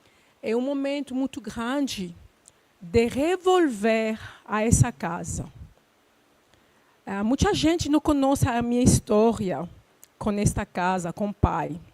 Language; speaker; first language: Portuguese; non-native, learner; Luba-Lulua